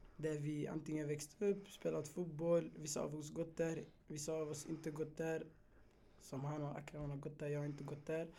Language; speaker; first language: Swedish; early bilingual, other home language; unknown